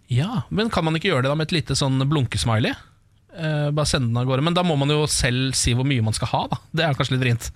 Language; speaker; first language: Norwegian; native; Norwegian